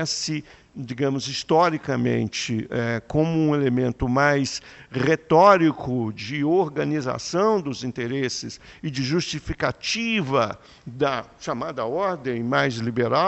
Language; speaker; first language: Portuguese; native; Portuguese